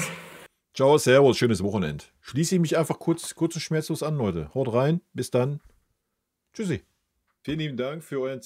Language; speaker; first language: German; native; German